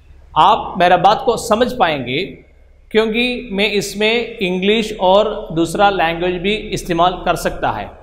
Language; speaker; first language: Hindi; non-native, local second language; Malayalam